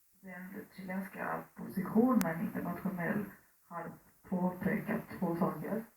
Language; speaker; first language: Swedish; early bilingual, other home language; Spanish